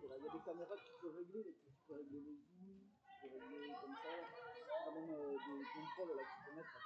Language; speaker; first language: French; native; French